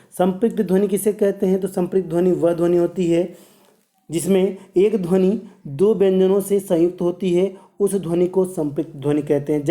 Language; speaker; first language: Hindi; native; Hindi